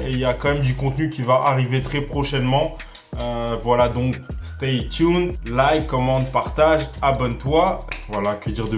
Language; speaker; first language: French; native; French